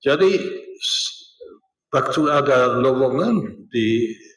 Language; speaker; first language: Indonesian; non-native, fluent; Dutch